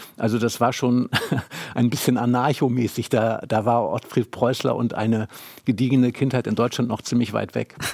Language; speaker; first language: German; native; German